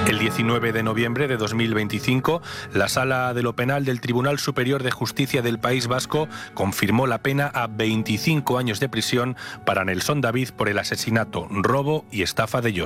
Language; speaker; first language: Spanish; native; Spanish